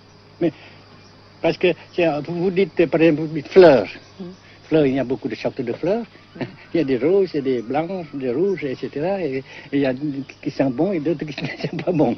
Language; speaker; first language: French; non-native, fluent; Vietnamese